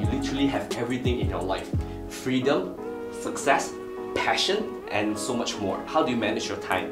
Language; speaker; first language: English; non-native, local second language; Chinese